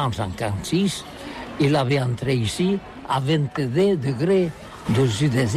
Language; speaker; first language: French; non-native, learner; Catalan